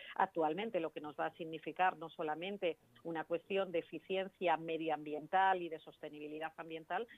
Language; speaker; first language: Spanish; native; Spanish